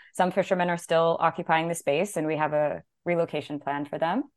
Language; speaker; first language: English; native; English